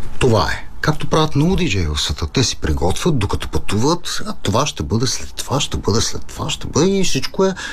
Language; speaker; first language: Bulgarian; non-native, fluent; Italian